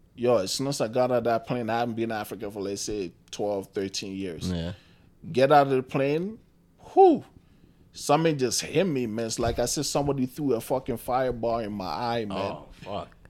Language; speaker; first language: English; non-native, local second language; Akan